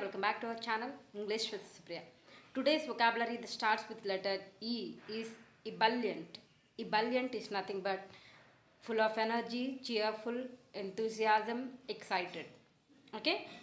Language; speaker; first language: English; non-native, local second language; Telugu